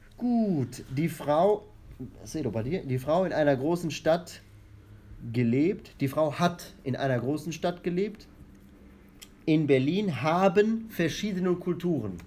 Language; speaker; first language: German; non-native, fluent; Arabic